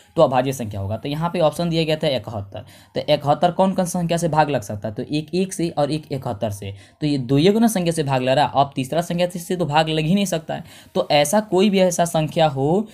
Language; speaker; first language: Hindi; native; Hindi